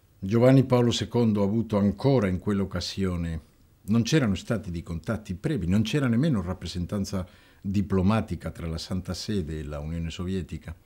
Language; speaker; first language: Italian; non-native, fluent; Spanish